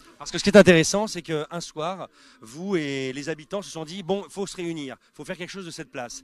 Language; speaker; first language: French; native; French